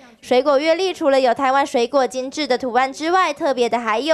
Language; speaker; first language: Chinese; native; Chinese